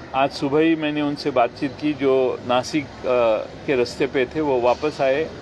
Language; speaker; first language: Hindi; non-native, local second language; Marathi